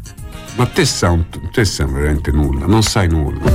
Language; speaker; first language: Italian; native; Italian